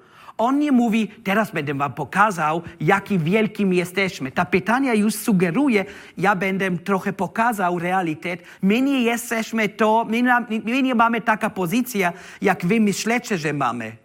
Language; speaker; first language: Polish; non-native, learner; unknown